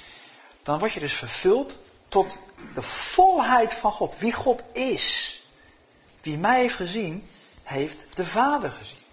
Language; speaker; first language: Dutch; native; Dutch